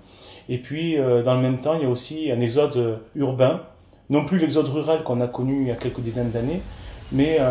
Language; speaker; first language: French; native; French